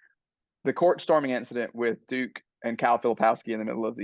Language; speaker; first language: English; native; English